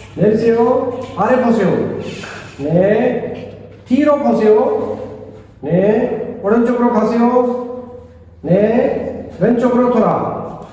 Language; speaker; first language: Korean; non-native, fluent; Urdu